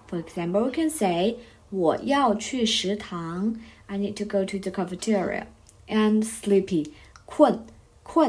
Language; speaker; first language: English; non-native, fluent; Chinese